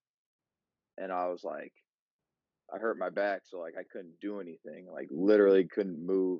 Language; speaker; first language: English; native; English